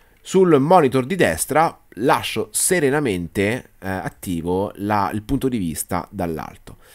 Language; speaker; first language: Italian; native; Italian